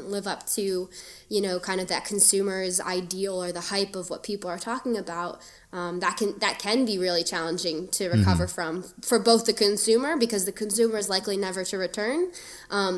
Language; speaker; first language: English; native; English